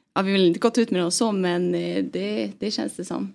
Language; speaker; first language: Swedish; native; Swedish